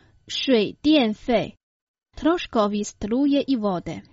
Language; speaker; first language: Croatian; non-native, fluent; Chinese